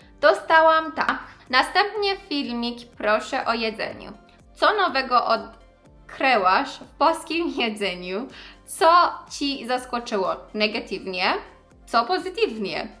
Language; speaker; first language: Polish; non-native, learner; Persian